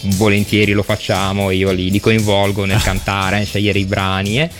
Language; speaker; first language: Italian; native; Italian